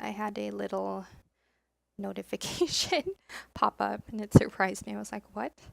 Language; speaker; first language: English; native; English